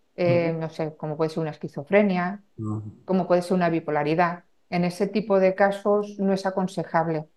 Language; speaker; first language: Spanish; native; Spanish